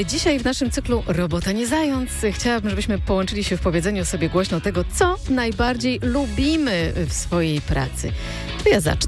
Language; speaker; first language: Polish; native; Polish